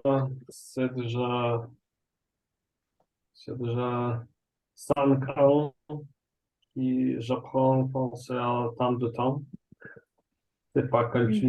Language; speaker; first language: French; non-native, learner; Russian